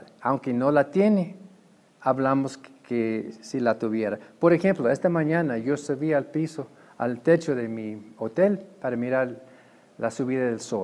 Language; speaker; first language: Spanish; non-native, fluent; English